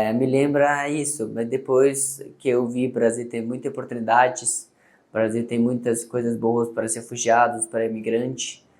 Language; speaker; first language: Portuguese; non-native, learner; Persian